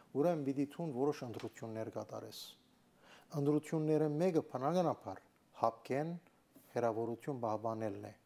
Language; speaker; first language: Armenian; native; Armenian